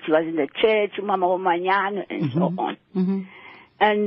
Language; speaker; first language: English; non-native, local second language; Xhosa